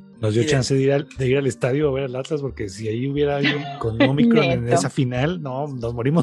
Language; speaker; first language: Spanish; native; Spanish